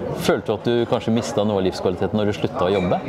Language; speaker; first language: Norwegian; native; Norwegian